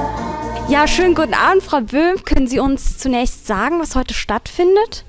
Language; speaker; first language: German; native; German